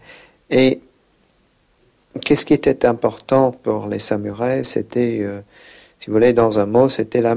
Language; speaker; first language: French; non-native, fluent; English